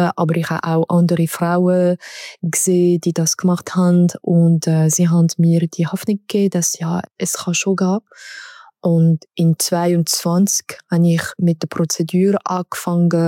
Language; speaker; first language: German; non-native, local second language; French